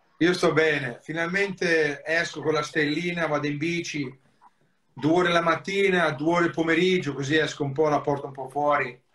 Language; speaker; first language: Italian; early bilingual, heritage; Italian